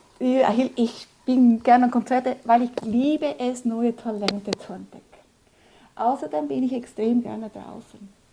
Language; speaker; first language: German; early bilingual, other home language; Spanish